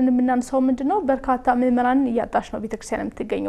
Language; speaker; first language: Amharic; native; Amharic